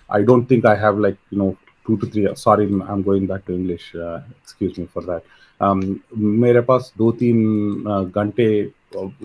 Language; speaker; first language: Hindi; non-native, local second language; Telugu